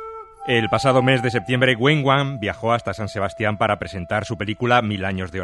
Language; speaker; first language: Spanish; native; Spanish